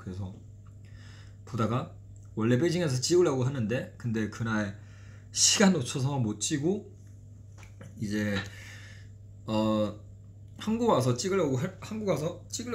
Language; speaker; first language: Korean; non-native, fluent; Chinese